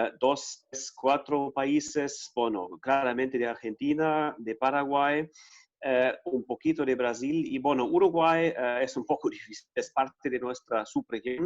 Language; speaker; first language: Spanish; non-native, fluent; German